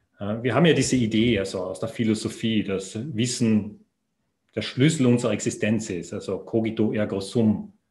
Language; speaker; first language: German; native; German